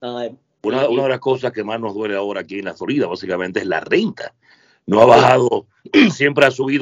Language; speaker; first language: Spanish; native; Spanish